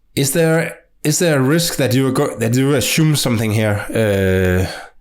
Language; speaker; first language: English; non-native, fluent; Danish